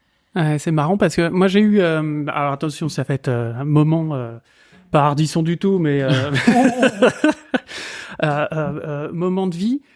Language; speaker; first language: French; native; French